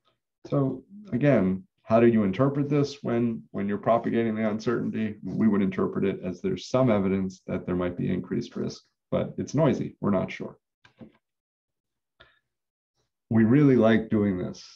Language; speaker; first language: English; native; English